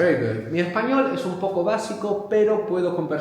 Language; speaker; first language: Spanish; non-native, fluent; English